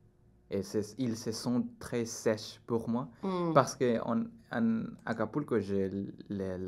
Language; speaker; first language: French; non-native, learner; Spanish